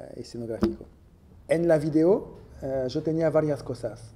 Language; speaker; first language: Spanish; non-native, fluent; French